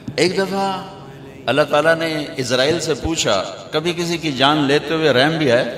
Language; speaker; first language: Urdu; non-native, local second language; Punjabi